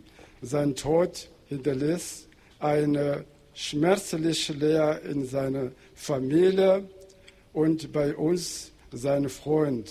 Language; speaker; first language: German; non-native, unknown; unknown